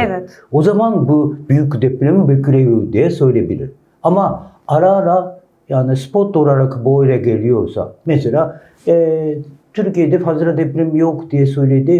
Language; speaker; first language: Turkish; non-native, learner; Japanese